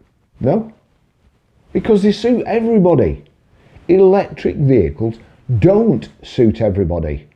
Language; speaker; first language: English; native; English